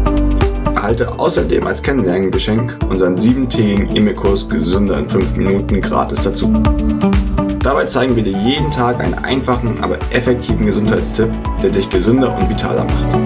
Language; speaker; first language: German; native; German